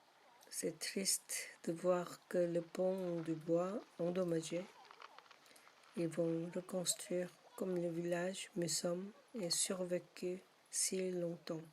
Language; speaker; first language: French; non-native, learner; Korean